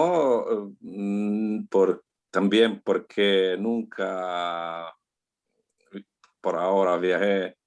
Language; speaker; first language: Spanish; non-native, learner; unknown